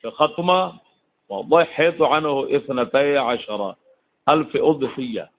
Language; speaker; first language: Urdu; non-native, local second language; Punjabi